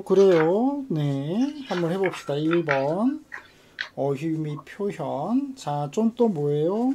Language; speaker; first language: Korean; native; Korean